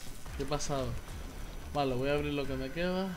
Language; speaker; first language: Spanish; native; Spanish